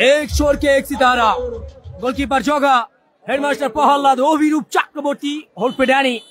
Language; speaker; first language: Hindi; non-native, local second language; Bangla